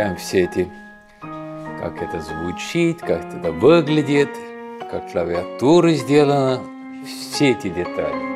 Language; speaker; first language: Russian; non-native, local second language; Estonian